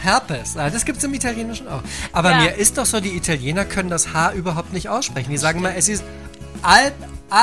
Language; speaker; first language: German; native; German